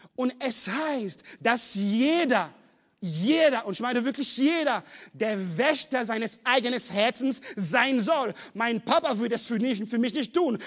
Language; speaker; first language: German; non-native, fluent; French